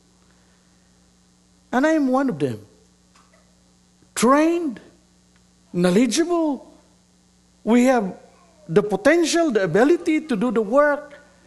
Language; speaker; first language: English; non-native, local second language; Cebuano